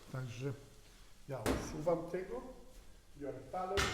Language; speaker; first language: Polish; non-native, learner; Italian